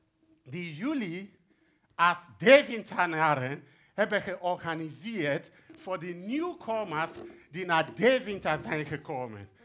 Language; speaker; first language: Dutch; non-native, fluent; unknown